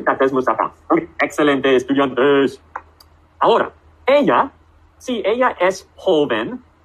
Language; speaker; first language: Spanish; non-native, fluent; English